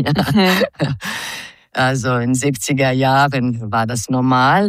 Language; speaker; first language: German; non-native, fluent; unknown